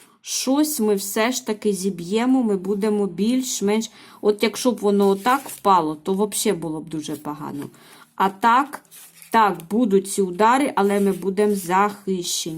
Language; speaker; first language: Ukrainian; native; Ukrainian